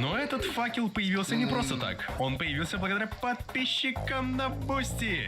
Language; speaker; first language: Russian; native; Russian